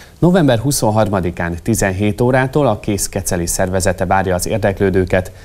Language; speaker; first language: Hungarian; native; Hungarian